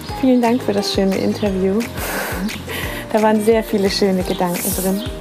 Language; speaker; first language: German; native; German